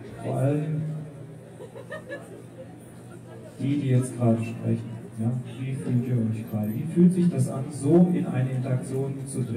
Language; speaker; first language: German; native; German